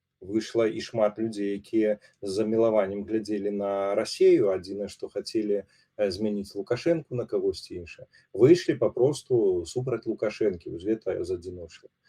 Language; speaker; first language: Belarusian; non-native, local second language; Russian